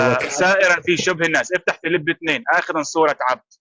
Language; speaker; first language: Arabic; native; Arabic